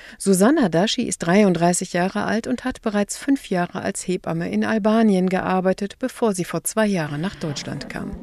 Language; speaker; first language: German; native; German